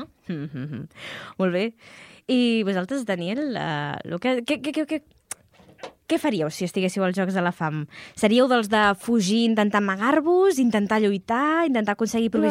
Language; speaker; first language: Catalan; native; Catalan